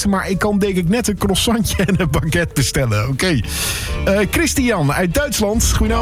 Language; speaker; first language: Dutch; native; Dutch